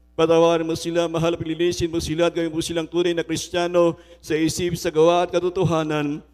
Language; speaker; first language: Filipino; native; Filipino